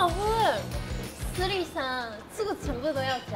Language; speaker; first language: Chinese; non-native, fluent; Japanese